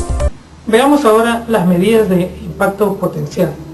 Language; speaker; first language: Spanish; native; Spanish